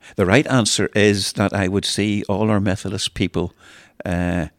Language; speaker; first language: English; native; English